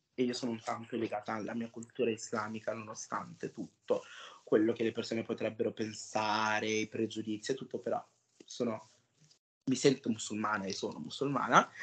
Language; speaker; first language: Italian; early bilingual, other home language; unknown